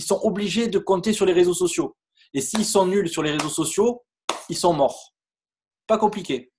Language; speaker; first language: French; native; French